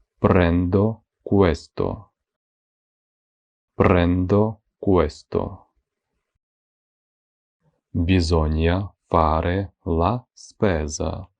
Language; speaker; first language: Italian; non-native, fluent; Ukrainian